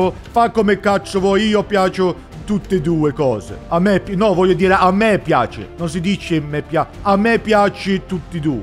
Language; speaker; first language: Italian; non-native, learner; English